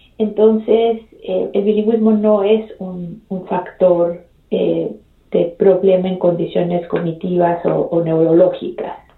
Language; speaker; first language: Spanish; native; Spanish